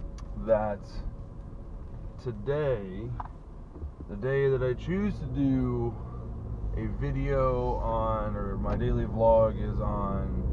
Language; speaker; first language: English; native; English